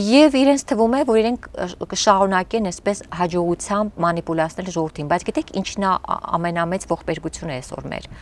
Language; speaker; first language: Armenian; native; Armenian